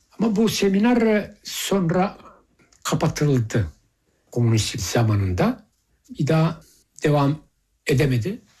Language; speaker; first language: Turkish; early bilingual, heritage; Turkish